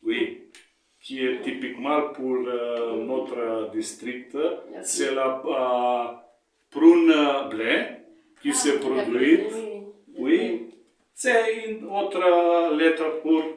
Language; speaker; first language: French; non-native, learner; Macedonian